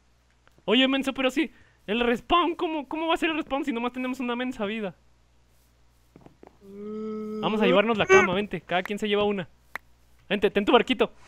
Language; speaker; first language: Spanish; native; Spanish